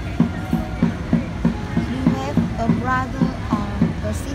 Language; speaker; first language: English; non-native, learner; Vietnamese